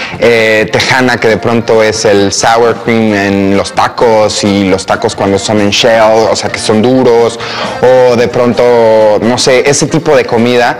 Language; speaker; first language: Spanish; early bilingual, heritage; Spanish